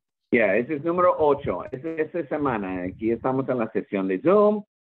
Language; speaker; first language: Spanish; non-native, fluent; English